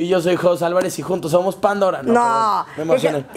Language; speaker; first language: Spanish; native; Spanish